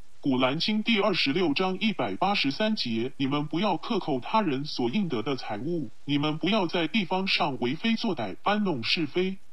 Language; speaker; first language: Chinese; non-native, local second language; Cantonese